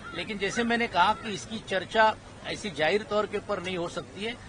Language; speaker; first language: Hindi; non-native, local second language; Marathi